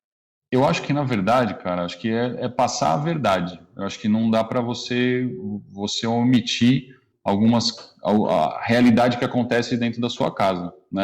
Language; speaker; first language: Portuguese; native; Portuguese